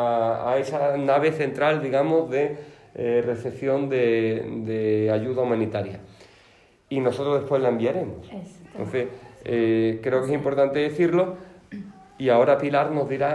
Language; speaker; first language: Spanish; native; Spanish